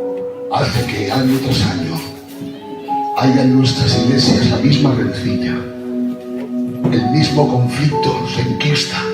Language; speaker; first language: Spanish; native; Spanish